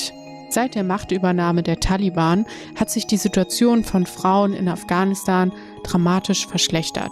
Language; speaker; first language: German; native; German